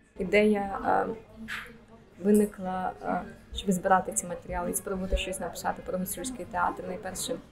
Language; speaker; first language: Ukrainian; native; Ukrainian